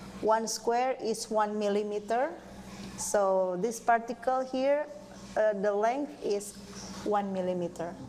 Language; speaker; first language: English; non-native, fluent; Indonesian